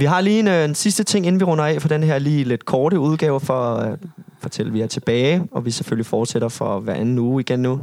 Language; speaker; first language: Danish; native; Danish